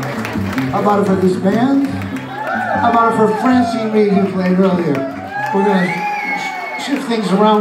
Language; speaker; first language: English; native; English